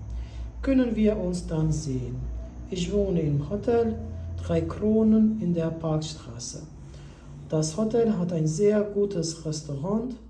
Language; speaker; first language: German; non-native, fluent; Albanian